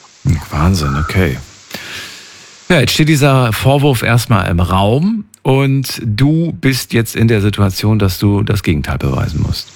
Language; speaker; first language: German; native; German